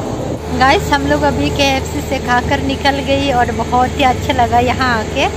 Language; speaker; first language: Hindi; non-native, local second language; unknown